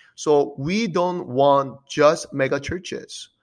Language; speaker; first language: English; early bilingual, other home language; Korean